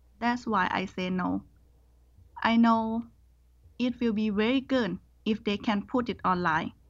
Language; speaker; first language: English; non-native, learner; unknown